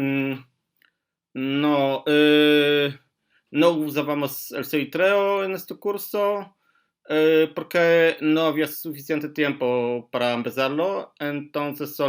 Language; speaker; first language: Spanish; non-native, learner; Polish